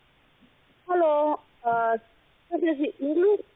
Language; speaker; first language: German; non-native, fluent; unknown